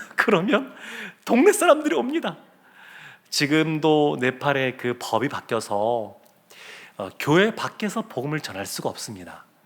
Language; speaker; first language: Korean; native; Korean